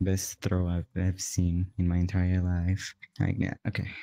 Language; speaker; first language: English; non-native, learner; Spanish